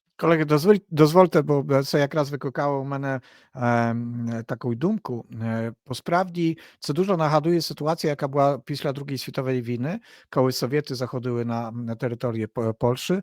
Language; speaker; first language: Polish; non-native, learner; Ukrainian